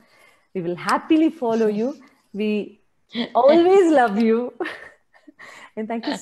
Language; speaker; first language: Telugu; native; Telugu